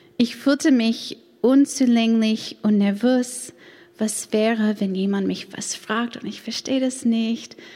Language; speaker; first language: German; non-native, fluent; English